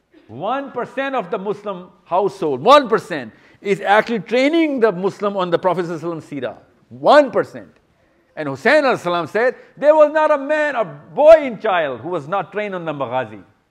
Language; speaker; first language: English; non-native, local second language; Urdu